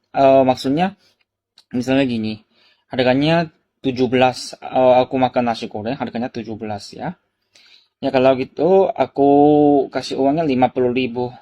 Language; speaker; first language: Indonesian; non-native, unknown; Korean